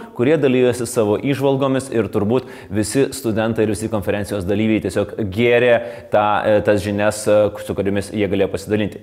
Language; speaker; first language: Lithuanian; native; Lithuanian